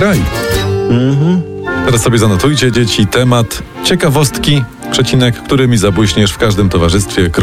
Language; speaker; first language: Polish; native; Polish